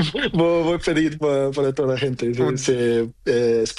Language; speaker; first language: Spanish; non-native, learner; Portuguese